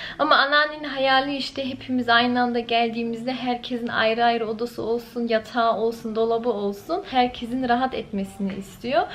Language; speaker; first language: Turkish; early bilingual, heritage; Turkish